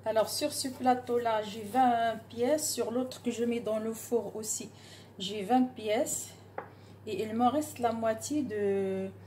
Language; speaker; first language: French; non-native, local second language; Arabic